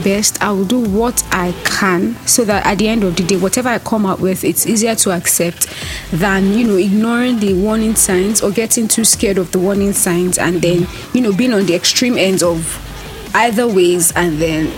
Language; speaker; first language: English; non-native, local second language; Yoruba